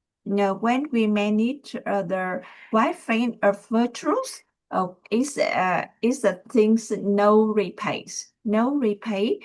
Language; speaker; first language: English; non-native, learner; Vietnamese